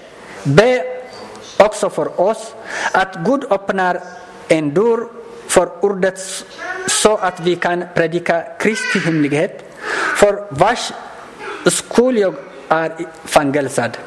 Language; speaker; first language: Swedish; non-native, learner; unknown